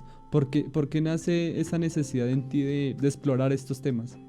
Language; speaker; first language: Spanish; native; Spanish